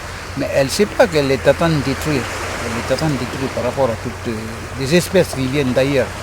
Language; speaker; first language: French; non-native, local second language; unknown